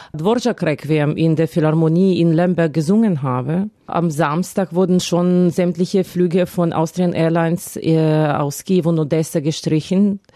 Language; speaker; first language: German; non-native, fluent; Ukrainian